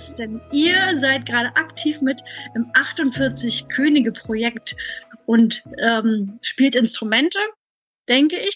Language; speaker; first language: German; native; German